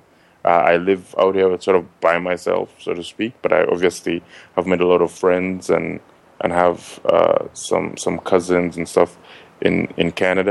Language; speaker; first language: English; non-native, local second language; Ganda